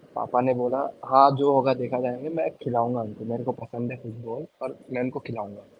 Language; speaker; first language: Hindi; non-native, local second language; Assamese